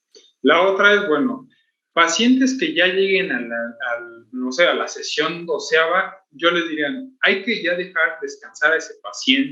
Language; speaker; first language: Spanish; native; Spanish